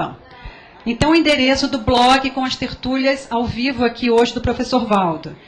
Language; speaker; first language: Portuguese; native; Portuguese